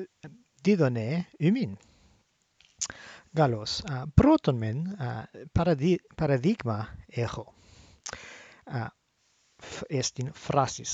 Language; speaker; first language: Greek; non-native, learner; English